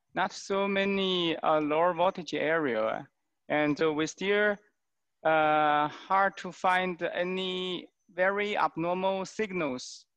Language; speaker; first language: English; non-native, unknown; Chinese